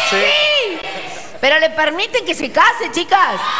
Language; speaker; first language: Spanish; native; Spanish